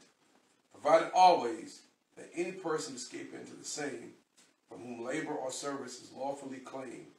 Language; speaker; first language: English; native; English